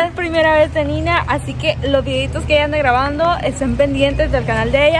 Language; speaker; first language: Spanish; native; Spanish